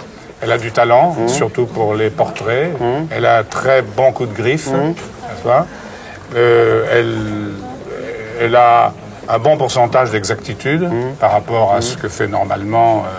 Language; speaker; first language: French; native; French